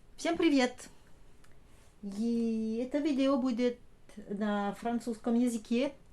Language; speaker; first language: Russian; non-native, learner; French